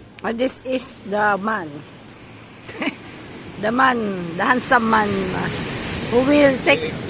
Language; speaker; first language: English; non-native, local second language; Filipino